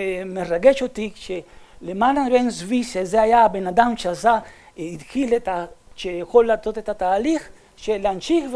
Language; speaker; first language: Hebrew; non-native, fluent; Spanish